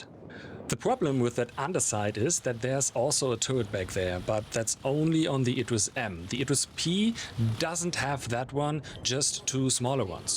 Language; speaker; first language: English; non-native, fluent; German